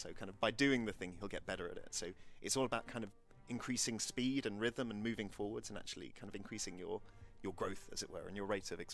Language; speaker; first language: English; native; English